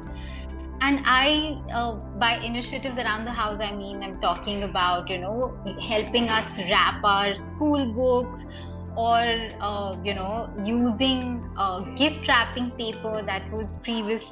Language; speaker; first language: English; non-native, local second language; Hindi